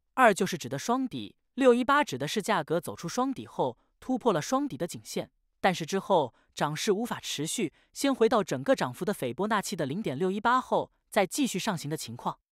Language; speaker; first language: Chinese; native; Chinese